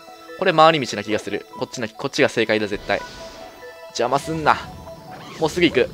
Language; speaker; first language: Japanese; native; Japanese